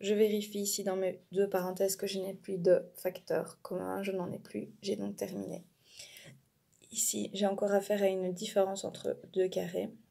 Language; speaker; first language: French; native; French